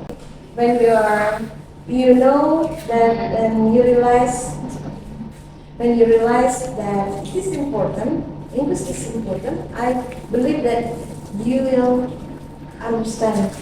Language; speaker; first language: English; non-native, fluent; Indonesian